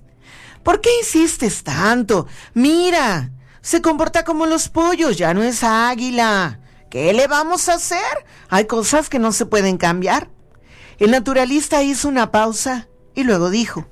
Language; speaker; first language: Spanish; native; Spanish